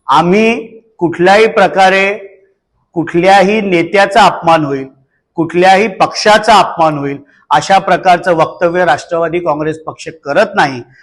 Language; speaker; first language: Marathi; native; Marathi